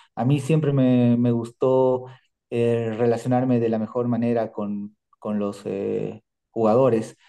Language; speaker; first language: Spanish; native; Spanish